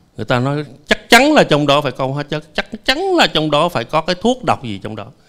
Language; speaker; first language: Vietnamese; native; Vietnamese